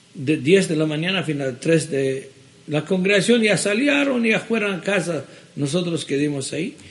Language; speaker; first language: Spanish; early bilingual, heritage; Spanish